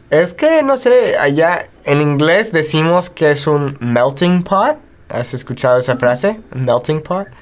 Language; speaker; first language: Spanish; non-native, fluent; English